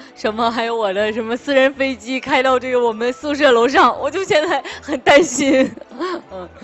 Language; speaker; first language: Chinese; native; Chinese